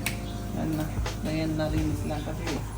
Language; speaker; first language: Filipino; non-native, learner; Punjabi